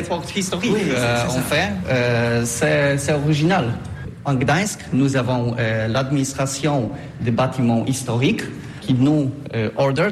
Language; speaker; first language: French; non-native, learner; Polish